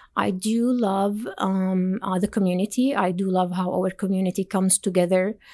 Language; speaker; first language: English; non-native, fluent; Arabic